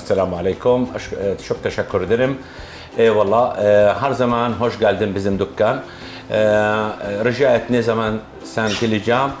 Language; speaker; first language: Turkish; non-native, learner; Arabic